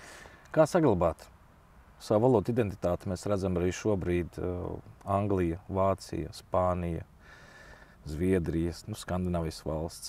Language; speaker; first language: Latvian; native; Latvian